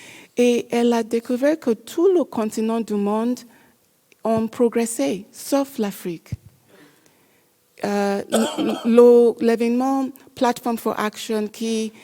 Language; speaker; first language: French; non-native, learner; English